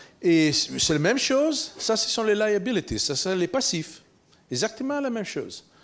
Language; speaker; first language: French; non-native, fluent; Italian